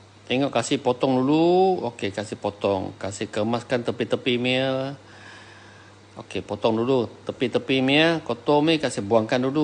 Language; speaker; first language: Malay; non-native, local second language; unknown